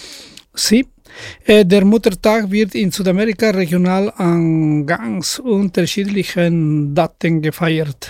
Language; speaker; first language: German; non-native, fluent; Spanish